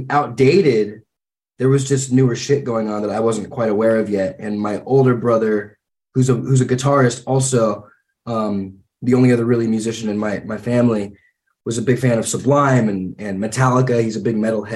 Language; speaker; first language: English; native; English